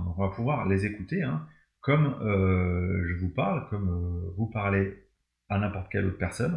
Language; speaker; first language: French; native; French